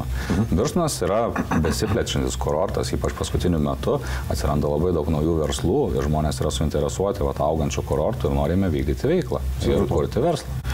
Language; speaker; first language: Lithuanian; native; Lithuanian